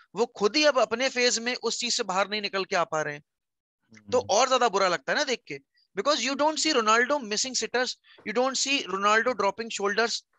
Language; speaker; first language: Hindi; native; Hindi